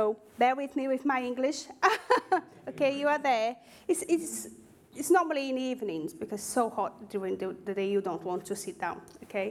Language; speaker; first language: English; non-native, fluent; Portuguese